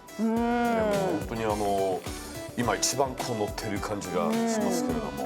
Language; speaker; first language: Japanese; native; Japanese